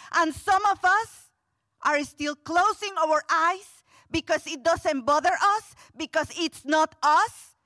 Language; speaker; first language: English; non-native, fluent; Spanish